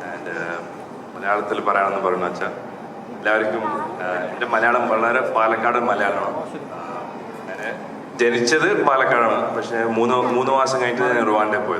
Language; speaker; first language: Malayalam; early bilingual, heritage; Malayalam